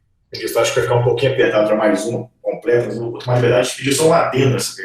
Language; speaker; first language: Portuguese; native; Portuguese